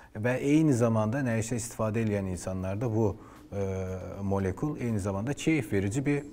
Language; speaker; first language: Turkish; non-native, fluent; Azerbaijani